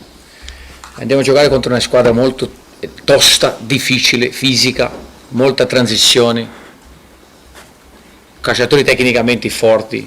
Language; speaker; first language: Italian; non-native, fluent; Portuguese